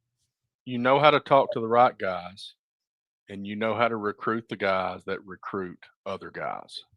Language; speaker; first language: English; native; English